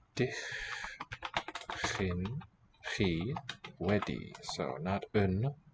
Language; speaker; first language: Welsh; non-native, learner; English